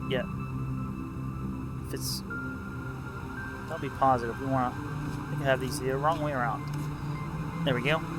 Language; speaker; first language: English; native; English